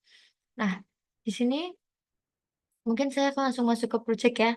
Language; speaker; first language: Indonesian; native; Indonesian